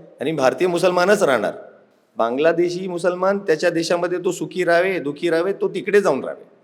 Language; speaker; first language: Marathi; non-native, local second language; Urdu